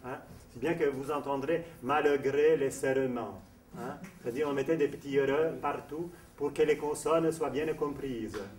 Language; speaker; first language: French; non-native, fluent; Italian